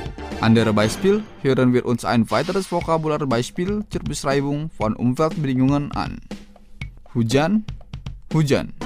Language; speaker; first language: German; non-native, fluent; Indonesian